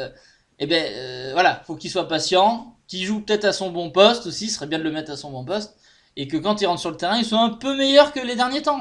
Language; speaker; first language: French; native; French